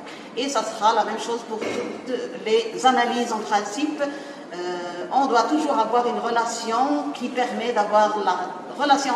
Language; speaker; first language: French; non-native, local second language; Arabic